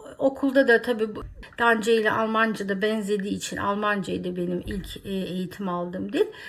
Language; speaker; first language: Turkish; native; Turkish